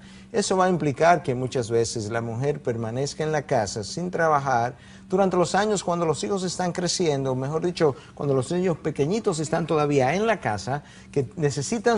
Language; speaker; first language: Spanish; native; Spanish